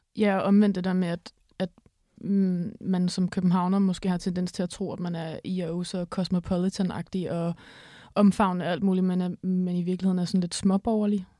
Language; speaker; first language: Danish; native; Danish